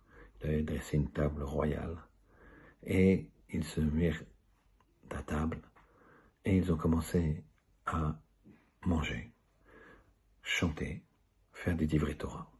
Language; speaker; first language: French; native; French